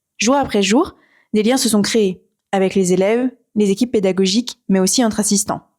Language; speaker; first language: French; native; French